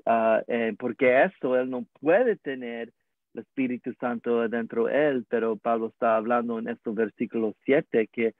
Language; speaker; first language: Spanish; non-native, learner; English